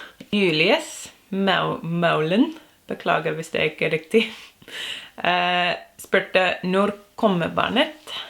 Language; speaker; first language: Norwegian; non-native, learner; English